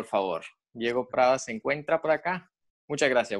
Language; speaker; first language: Spanish; native; Spanish